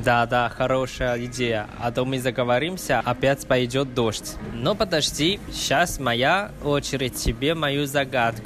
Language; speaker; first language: Russian; non-native, fluent; Chinese